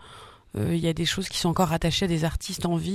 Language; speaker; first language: French; native; French